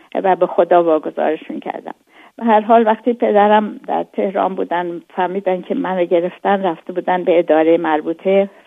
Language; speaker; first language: Persian; native; Persian